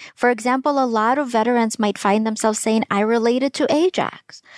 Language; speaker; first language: English; early bilingual, other home language; Russian